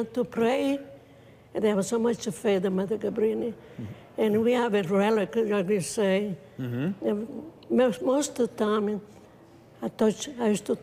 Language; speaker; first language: English; non-native, learner; Italian